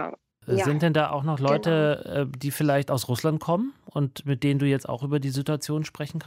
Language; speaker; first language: German; native; German